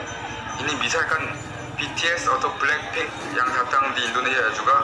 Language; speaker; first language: Indonesian; non-native, fluent; Korean